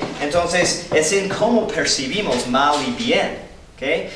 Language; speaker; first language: Spanish; non-native, fluent; English